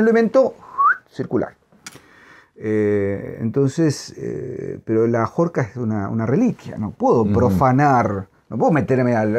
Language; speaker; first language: Spanish; native; Spanish